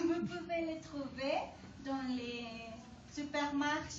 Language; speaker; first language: French; non-native, learner; Spanish